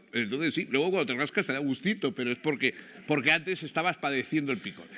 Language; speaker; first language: Spanish; native; Spanish